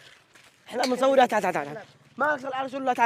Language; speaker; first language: Arabic; native; Arabic